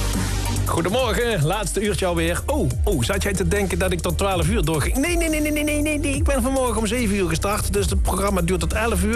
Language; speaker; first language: Dutch; native; Dutch